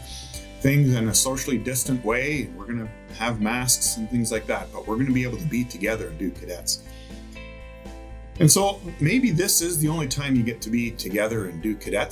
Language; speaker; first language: English; native; English